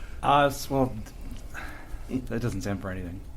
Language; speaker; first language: English; native; English